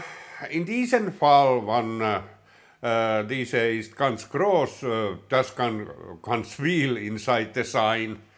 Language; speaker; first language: German; non-native, learner; Finnish